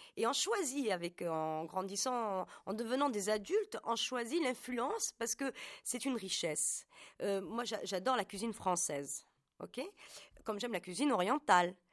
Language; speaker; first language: French; native; French